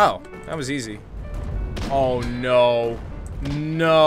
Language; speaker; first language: English; native; English